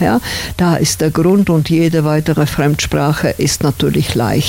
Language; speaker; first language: German; non-native, fluent; Slovak